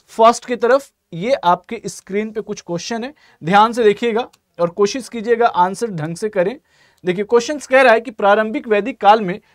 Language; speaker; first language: Hindi; native; Hindi